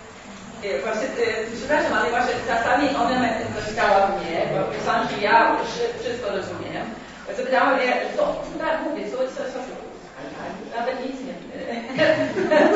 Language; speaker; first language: Polish; non-native, learner; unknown